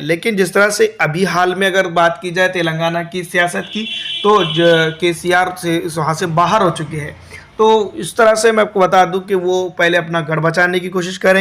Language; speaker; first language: Hindi; native; Hindi